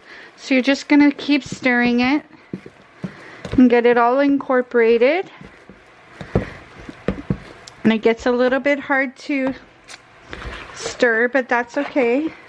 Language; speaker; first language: English; native; English